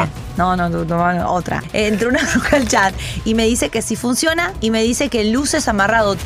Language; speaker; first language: Spanish; native; Spanish